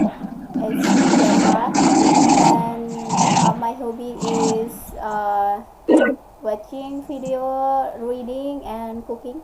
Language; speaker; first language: English; non-native, learner; Indonesian